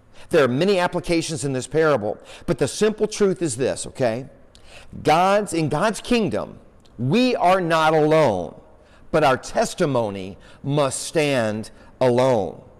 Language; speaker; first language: English; native; English